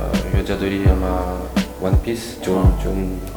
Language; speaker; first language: Korean; non-native, learner; French